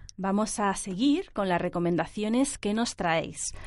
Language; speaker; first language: Spanish; native; Spanish